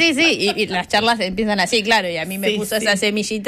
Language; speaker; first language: Spanish; native; Spanish